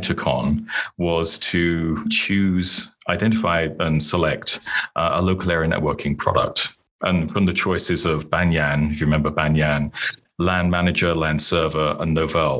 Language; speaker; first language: English; native; English